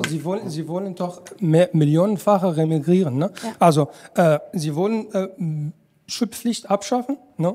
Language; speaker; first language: German; non-native, fluent; Arabic